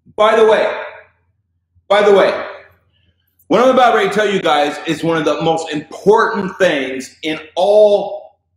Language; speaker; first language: English; native; English